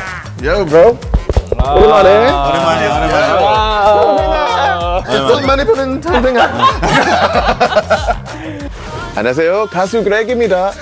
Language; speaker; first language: Korean; non-native, learner; English